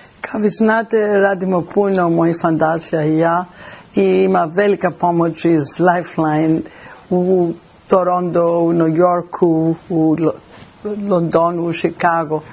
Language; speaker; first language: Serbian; non-native, learner; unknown